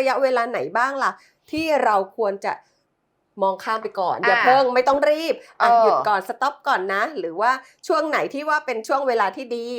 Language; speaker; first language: Thai; native; Thai